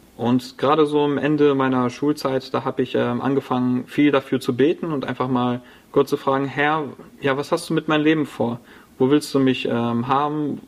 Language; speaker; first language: German; early bilingual, other home language; Latvian